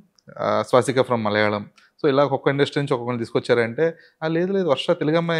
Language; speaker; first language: Telugu; native; Telugu